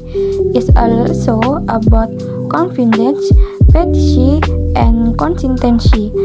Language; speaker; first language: English; non-native, learner; Indonesian